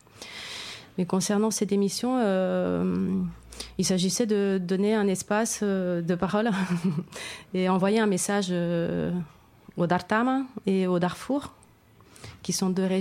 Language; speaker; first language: French; non-native, fluent; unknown